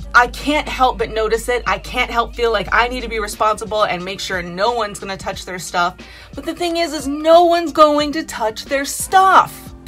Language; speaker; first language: English; native; English